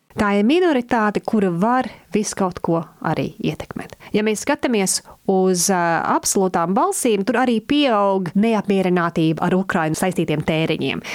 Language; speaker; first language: Latvian; early bilingual, heritage; Latvian